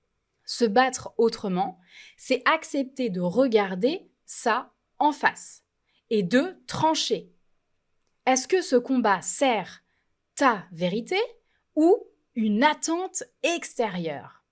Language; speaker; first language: French; native; French